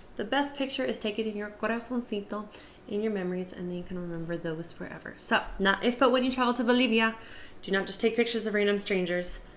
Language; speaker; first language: English; native; English